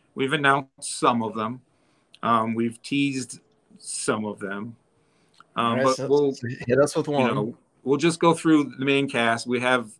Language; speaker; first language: English; native; English